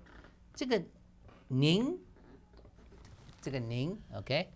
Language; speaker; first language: Chinese; non-native, fluent; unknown